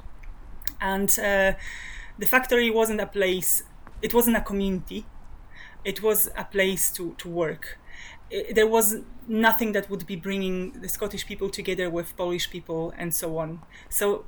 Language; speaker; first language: English; non-native, fluent; Polish